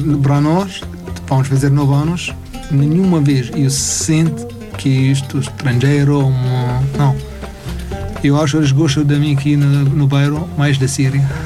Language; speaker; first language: Portuguese; non-native, learner; Arabic